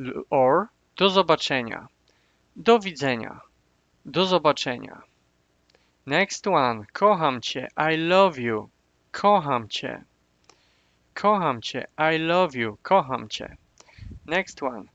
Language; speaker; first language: Polish; native; Polish